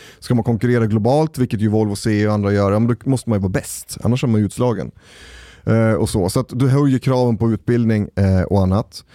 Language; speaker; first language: Swedish; native; Swedish